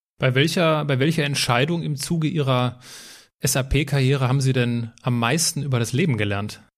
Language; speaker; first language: German; native; German